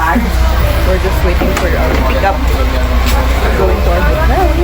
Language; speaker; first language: English; non-native, local second language; Filipino